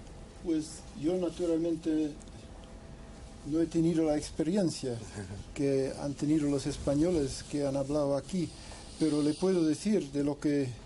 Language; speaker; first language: Spanish; non-native, fluent; English